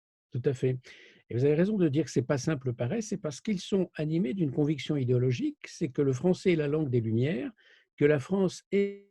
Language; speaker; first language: French; native; French